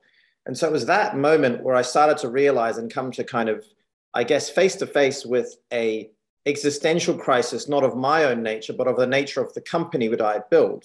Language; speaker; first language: English; native; English